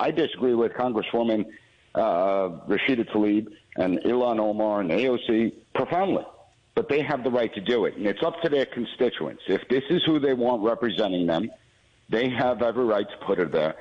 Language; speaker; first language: English; native; English